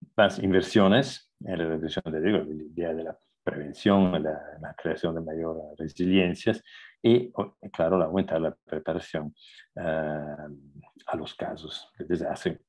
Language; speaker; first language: Spanish; non-native, fluent; Italian